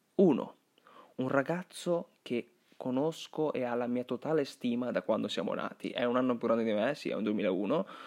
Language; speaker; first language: Italian; early bilingual, other home language; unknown